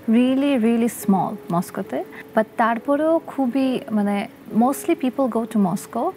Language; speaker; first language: Bangla; early bilingual, heritage; Russian